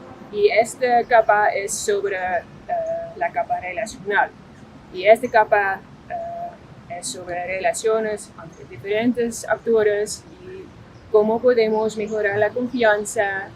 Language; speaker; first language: Spanish; non-native, fluent; Dutch